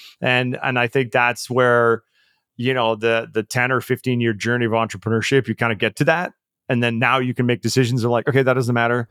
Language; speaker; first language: English; early bilingual, other home language; Czech